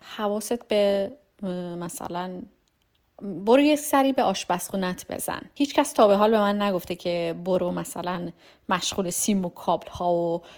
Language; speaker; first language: Persian; native; Persian